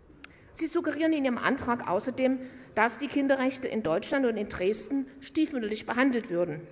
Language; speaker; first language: German; native; German